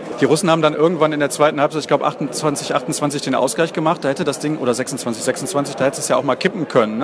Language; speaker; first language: German; native; German